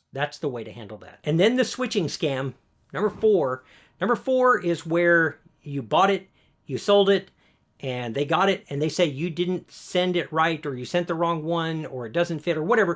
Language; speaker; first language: English; native; English